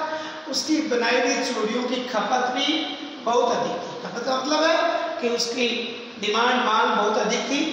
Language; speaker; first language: Hindi; native; Hindi